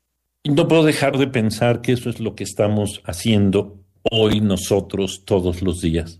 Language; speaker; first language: Spanish; native; Spanish